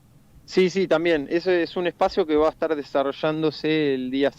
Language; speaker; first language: Spanish; native; Spanish